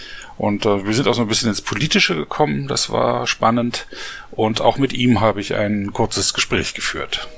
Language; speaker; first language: German; native; German